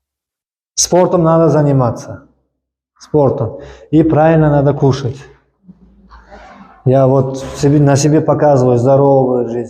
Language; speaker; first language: Russian; non-native, local second language; Uzbek